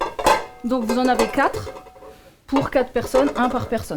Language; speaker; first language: French; native; French